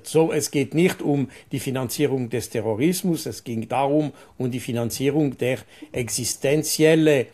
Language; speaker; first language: German; non-native, local second language; French